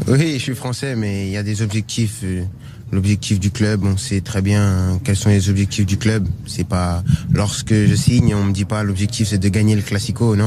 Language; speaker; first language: French; native; French